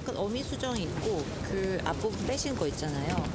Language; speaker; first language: Korean; native; Korean